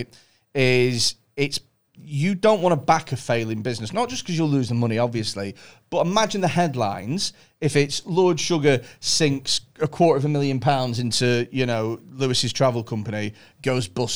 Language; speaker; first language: English; native; English